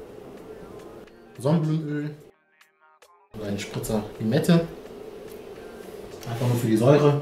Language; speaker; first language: German; early bilingual, other home language; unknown